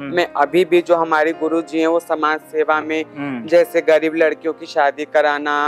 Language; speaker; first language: Hindi; native; Hindi